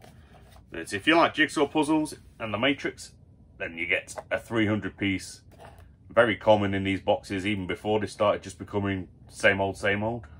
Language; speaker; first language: English; native; English